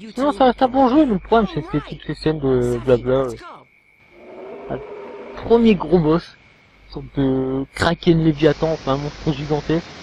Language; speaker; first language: French; native; French